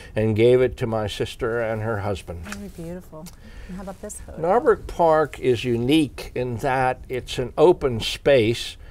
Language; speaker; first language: English; native; English